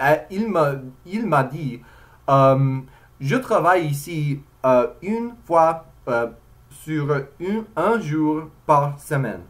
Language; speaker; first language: French; non-native, learner; English